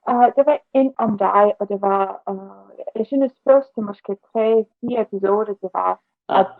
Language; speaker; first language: Danish; non-native, learner; Russian